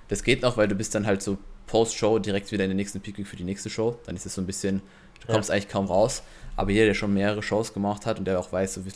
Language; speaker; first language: German; native; German